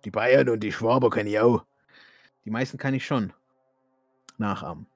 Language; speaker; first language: German; early bilingual, other home language; Turkish